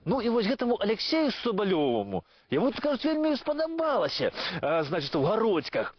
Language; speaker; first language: Belarusian; native; Belarusian